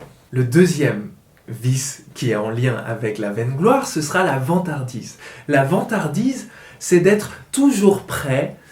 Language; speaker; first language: French; native; French